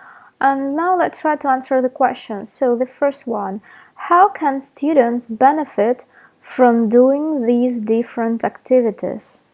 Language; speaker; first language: English; non-native, fluent; Russian